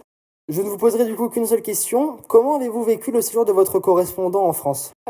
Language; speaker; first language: French; native; French